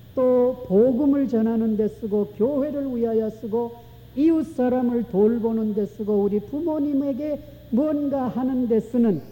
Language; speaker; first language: Korean; native; Korean